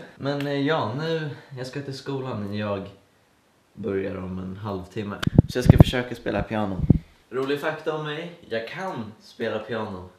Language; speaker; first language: Swedish; native; Swedish